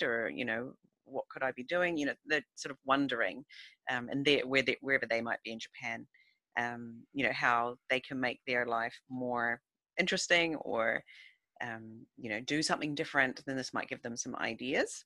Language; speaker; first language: English; native; English